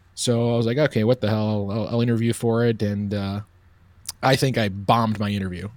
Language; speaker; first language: English; native; English